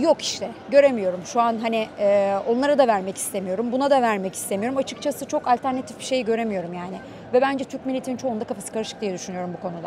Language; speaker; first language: Turkish; native; Turkish